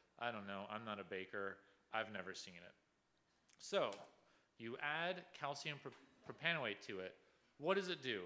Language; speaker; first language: English; native; English